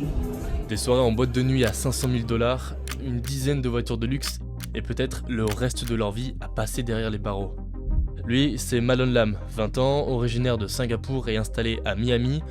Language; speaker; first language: French; native; French